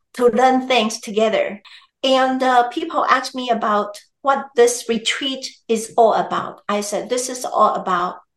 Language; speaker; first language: English; non-native, fluent; Chinese